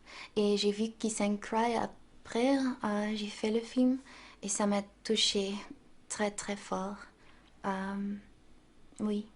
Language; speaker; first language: French; non-native, local second language; Dutch